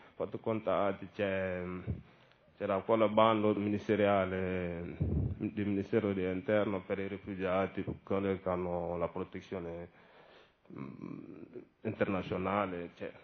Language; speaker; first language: Italian; non-native, fluent; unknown